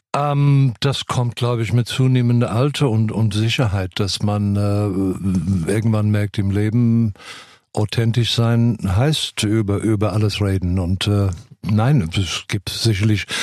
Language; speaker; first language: German; non-native, fluent; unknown